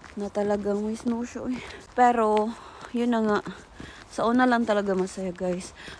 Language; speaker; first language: Filipino; native; Filipino